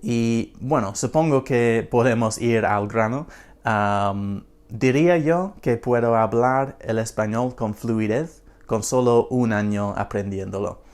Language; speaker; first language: Spanish; non-native, fluent; English